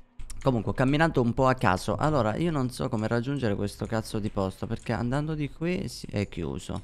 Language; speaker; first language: Italian; native; Italian